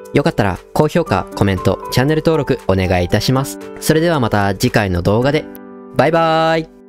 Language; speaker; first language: Japanese; native; Japanese